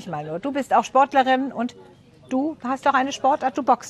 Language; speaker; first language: German; native; German